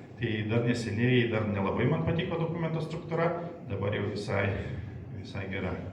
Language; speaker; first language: Lithuanian; non-native, local second language; Polish